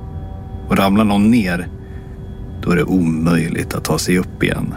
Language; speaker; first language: Swedish; native; Swedish